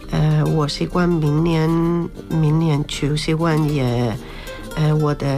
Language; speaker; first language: Chinese; non-native, learner; Spanish